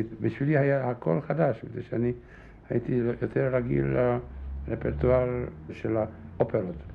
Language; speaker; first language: Hebrew; non-native, fluent; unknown